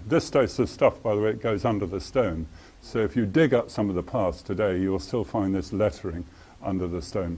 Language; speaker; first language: English; native; English